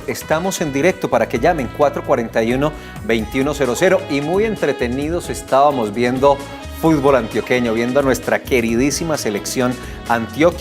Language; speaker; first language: Spanish; native; Spanish